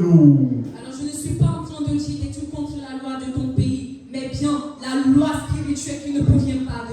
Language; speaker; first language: French; non-native, local second language; Ewe